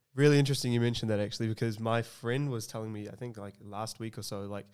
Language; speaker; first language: English; early bilingual, other home language; Hindi